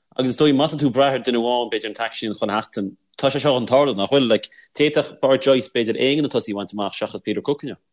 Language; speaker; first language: Irish; native; Irish